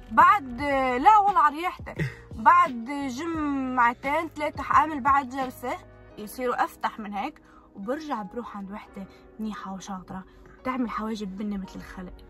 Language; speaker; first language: Arabic; early bilingual, heritage; Arabic